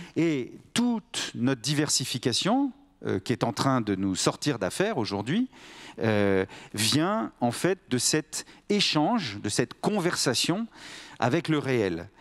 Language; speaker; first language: French; native; French